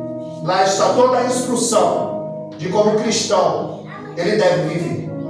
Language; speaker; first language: Portuguese; native; Portuguese